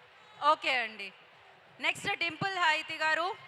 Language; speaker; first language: Telugu; native; Telugu